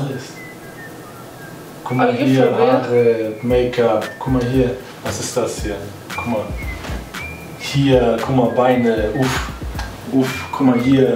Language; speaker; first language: German; native; German